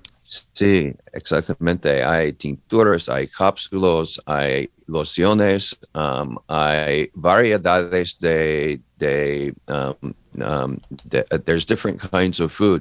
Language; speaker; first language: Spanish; non-native, learner; English